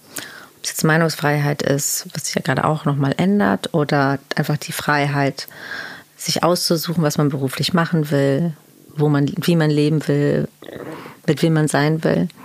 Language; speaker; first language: German; early bilingual, other home language; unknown